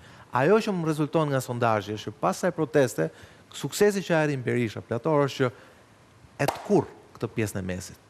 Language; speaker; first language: Albanian; native; Albanian